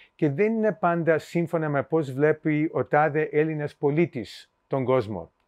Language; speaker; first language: Greek; early bilingual, heritage; Greek